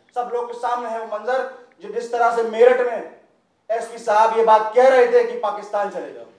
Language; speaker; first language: Hindi; native; Hindi